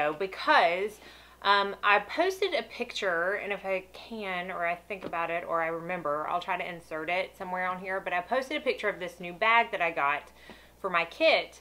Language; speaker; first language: English; native; English